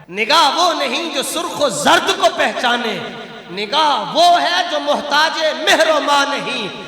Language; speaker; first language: Urdu; non-native, local second language; Punjabi